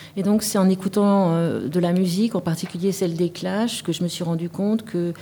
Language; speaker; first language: French; native; French